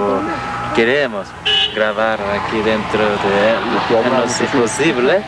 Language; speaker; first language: Spanish; non-native, learner; Korean